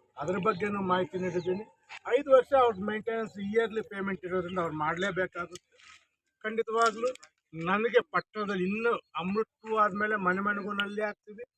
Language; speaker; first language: Kannada; non-native, local second language; Telugu